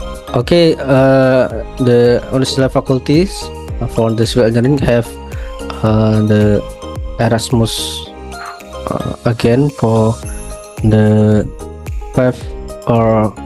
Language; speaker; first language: English; non-native, learner; Indonesian